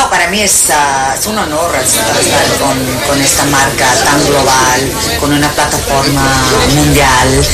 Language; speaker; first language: Spanish; early bilingual, heritage; English